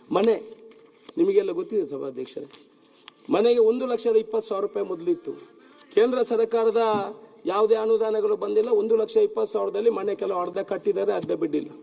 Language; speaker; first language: Kannada; non-native, local second language; Tulu